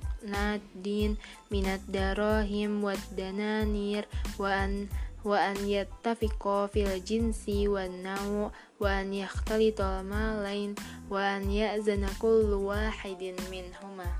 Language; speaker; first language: Arabic; non-native, fluent; Indonesian